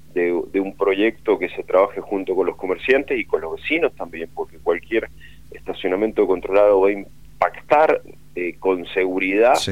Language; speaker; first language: Spanish; native; Spanish